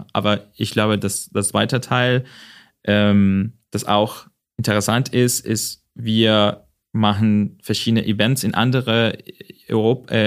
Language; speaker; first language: German; non-native, fluent; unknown